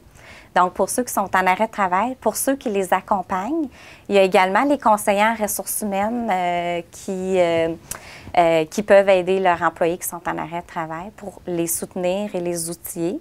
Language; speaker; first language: French; native; French